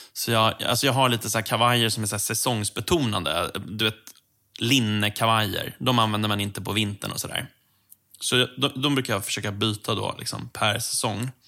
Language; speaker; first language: Swedish; native; Swedish